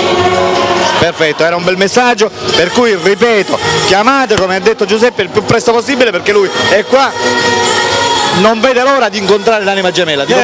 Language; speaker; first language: Italian; native; Italian